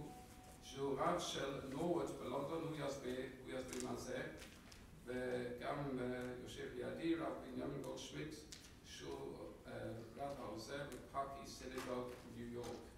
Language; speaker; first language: Hebrew; non-native, fluent; English